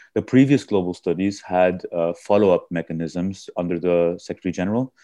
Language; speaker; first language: English; early bilingual, heritage; German